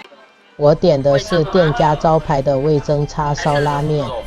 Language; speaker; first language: Chinese; native; Chinese